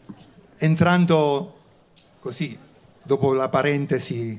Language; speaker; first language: Italian; native; Italian